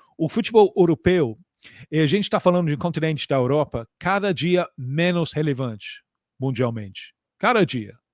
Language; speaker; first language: Portuguese; non-native, fluent; English